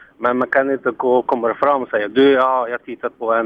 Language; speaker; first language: Swedish; non-native, local second language; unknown